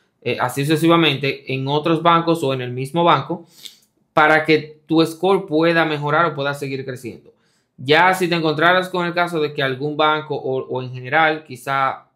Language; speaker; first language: Spanish; native; Spanish